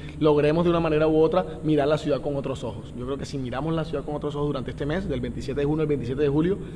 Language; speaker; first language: Spanish; native; Spanish